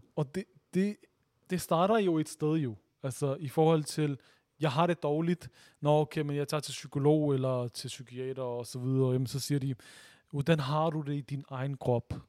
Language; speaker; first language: Danish; early bilingual, other home language; Urdu